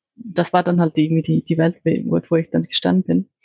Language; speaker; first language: German; non-native, fluent; Icelandic